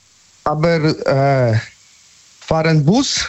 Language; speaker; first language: German; non-native, learner; Polish